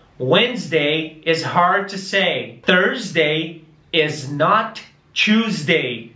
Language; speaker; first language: English; non-native, fluent; Portuguese